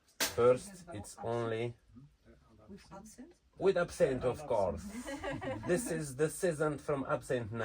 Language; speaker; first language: English; non-native, learner; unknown